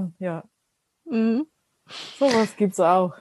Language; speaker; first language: German; non-native, fluent; Russian